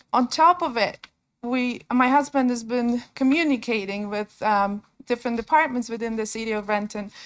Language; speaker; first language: English; non-native, fluent; Polish